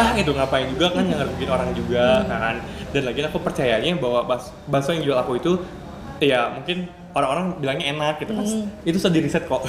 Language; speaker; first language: Indonesian; native; Indonesian